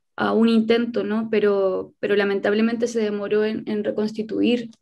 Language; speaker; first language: Spanish; native; Spanish